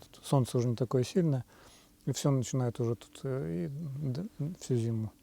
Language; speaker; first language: Russian; native; Russian